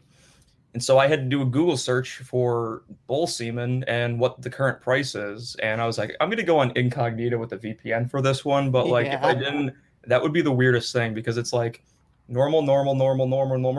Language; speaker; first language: English; native; English